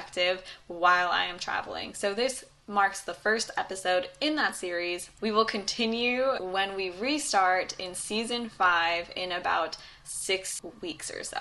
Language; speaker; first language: English; native; English